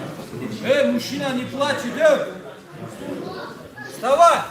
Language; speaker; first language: Russian; native; Russian